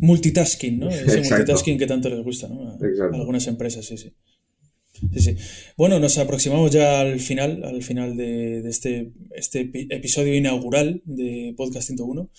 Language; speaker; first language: Spanish; native; Spanish